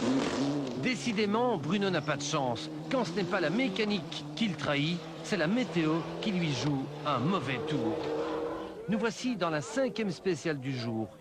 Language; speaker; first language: French; native; French